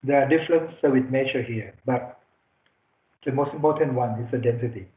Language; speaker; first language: English; non-native, fluent; Thai